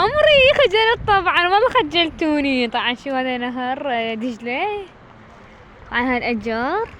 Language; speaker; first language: Arabic; native; Arabic